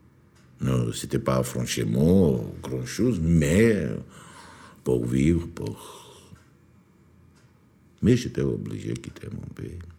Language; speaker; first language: French; non-native, learner; Georgian